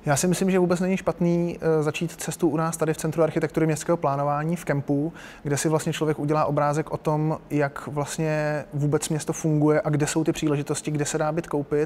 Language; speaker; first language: Czech; native; Czech